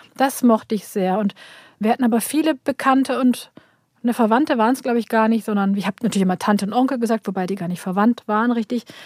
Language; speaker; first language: German; early bilingual, other home language; Turkish